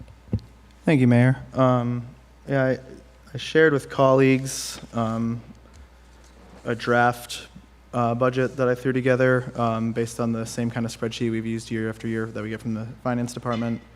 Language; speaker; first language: English; native; English